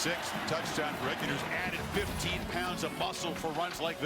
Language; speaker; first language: English; native; English